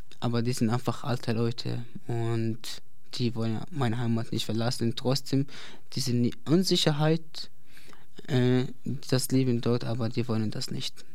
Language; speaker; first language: German; non-native, learner; Arabic